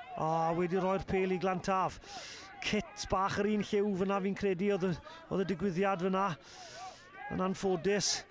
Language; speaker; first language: Welsh; native; Welsh